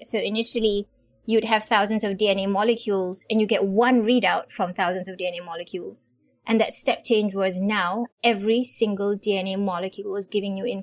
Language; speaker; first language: English; non-native, local second language; Malay